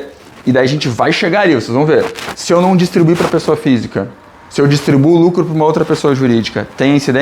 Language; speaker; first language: Portuguese; native; Portuguese